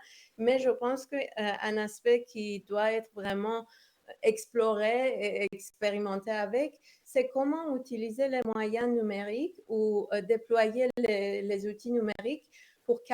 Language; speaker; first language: French; non-native, fluent; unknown